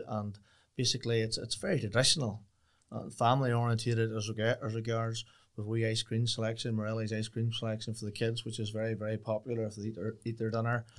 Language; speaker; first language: English; native; English